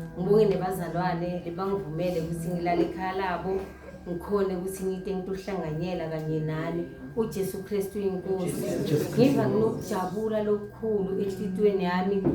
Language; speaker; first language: Zulu; non-native, local second language; South Ndebele